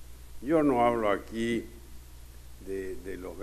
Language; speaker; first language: Spanish; native; Spanish